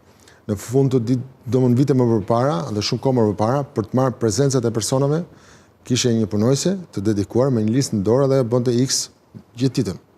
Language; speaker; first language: Albanian; native; Albanian